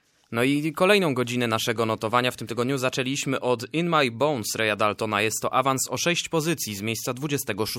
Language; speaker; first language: Polish; native; Polish